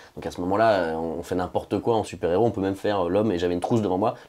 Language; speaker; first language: French; native; French